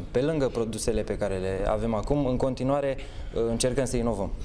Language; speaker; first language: Romanian; native; Romanian